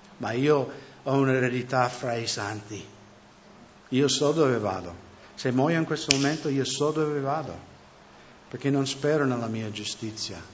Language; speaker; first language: Italian; non-native, fluent; English